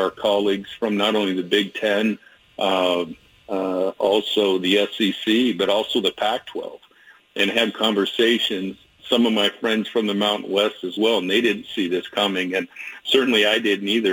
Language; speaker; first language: English; native; English